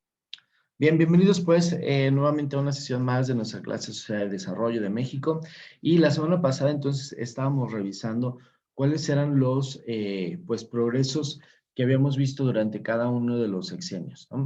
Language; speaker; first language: Spanish; native; Spanish